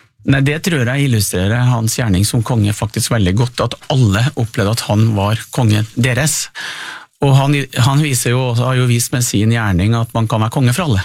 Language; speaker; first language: Norwegian; native; Norwegian